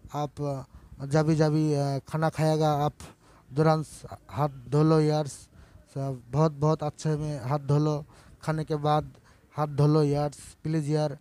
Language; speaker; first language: Hindi; non-native, learner; Bangla